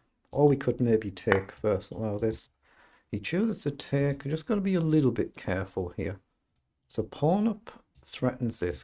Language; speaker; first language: English; native; English